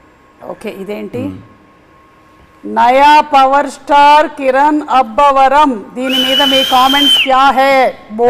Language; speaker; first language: Telugu; native; Telugu